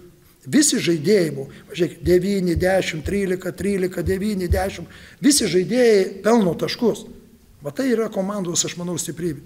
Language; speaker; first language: Lithuanian; native; Lithuanian